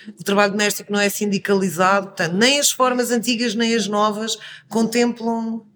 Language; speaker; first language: Portuguese; native; Portuguese